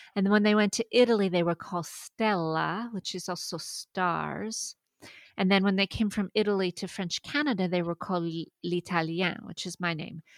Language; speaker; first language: English; early bilingual, other home language; French